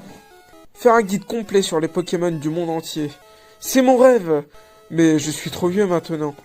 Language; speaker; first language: French; native; French